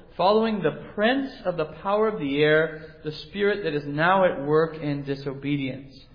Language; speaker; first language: English; native; English